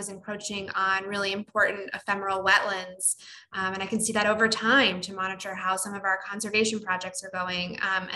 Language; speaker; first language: English; native; English